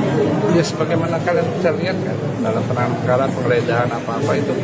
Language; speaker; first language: Indonesian; native; Indonesian